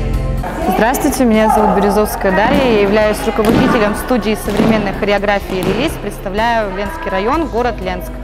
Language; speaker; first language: Russian; native; Russian